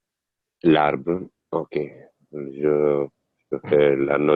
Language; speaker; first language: French; non-native, learner; Italian